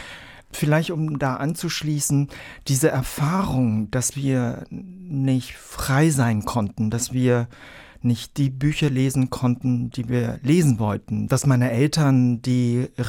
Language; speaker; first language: German; early bilingual, other home language; Vietnamese